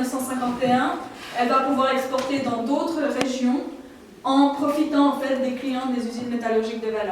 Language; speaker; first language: French; native; French